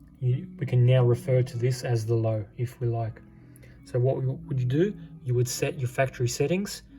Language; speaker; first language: English; native; English